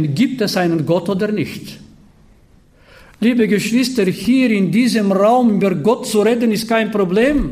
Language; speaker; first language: German; non-native, fluent; Bulgarian